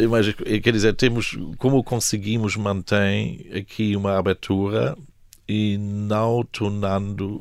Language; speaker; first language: Portuguese; non-native, fluent; German